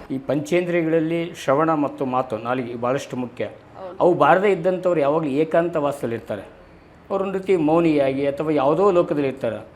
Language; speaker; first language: Kannada; native; Kannada